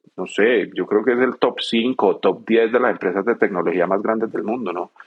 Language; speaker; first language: Spanish; native; Spanish